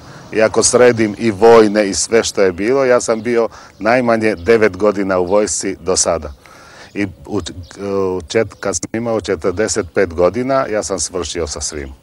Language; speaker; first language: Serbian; non-native, local second language; Slovak